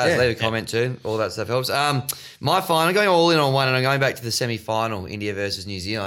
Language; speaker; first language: English; native; English